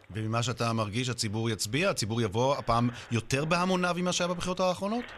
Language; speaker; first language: Hebrew; native; Hebrew